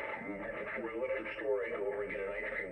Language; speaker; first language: English; native; English